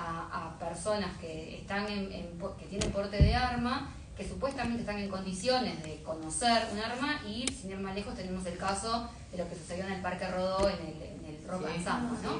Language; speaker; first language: Spanish; native; Spanish